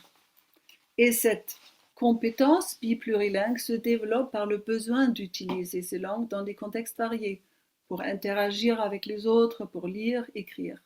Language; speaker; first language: French; non-native, fluent; German